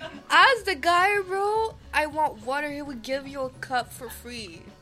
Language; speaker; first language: English; non-native, local second language; French